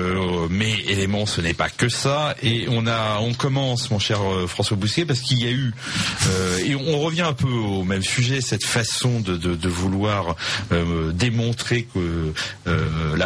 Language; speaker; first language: French; native; French